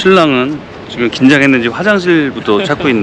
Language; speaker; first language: Korean; native; Korean